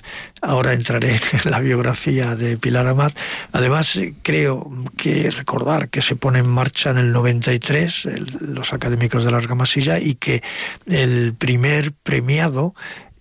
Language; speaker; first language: Spanish; native; Spanish